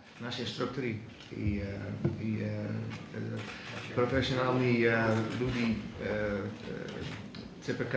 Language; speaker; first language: Russian; non-native, learner; Dutch